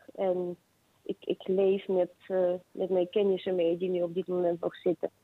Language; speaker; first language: Dutch; non-native, fluent; Ukrainian